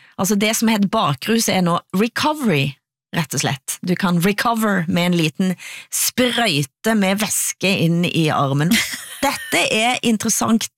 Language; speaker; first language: Norwegian; native; Norwegian